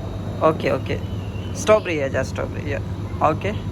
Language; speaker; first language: English; non-native, learner; Urdu